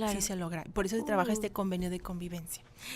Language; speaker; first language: Spanish; native; Spanish